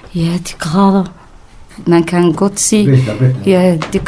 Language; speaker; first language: Danish; non-native, learner; Kurdish